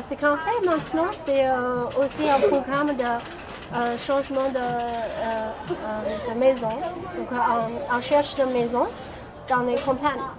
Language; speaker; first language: French; non-native, fluent; Chinese